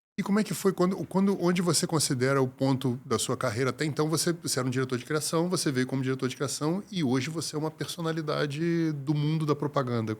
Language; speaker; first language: Portuguese; native; Portuguese